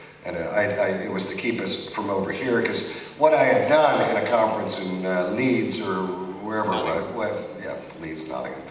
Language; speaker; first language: English; native; English